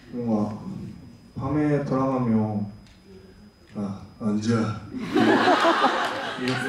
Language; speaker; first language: Korean; non-native, learner; Japanese